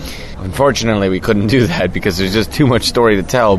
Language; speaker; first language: English; native; English